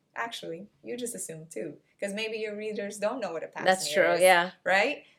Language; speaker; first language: English; non-native, fluent; Portuguese